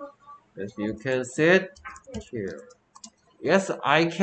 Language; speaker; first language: English; non-native, fluent; Korean